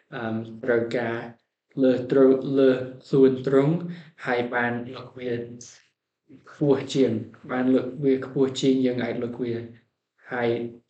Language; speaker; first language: Khmer; non-native, learner; English